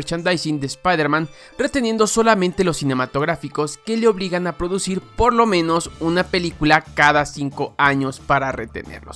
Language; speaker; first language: Spanish; native; Spanish